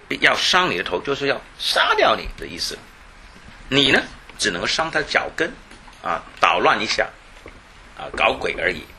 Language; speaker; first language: Chinese; non-native, local second language; Cantonese